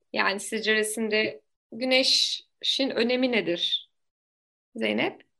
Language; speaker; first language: Turkish; native; Turkish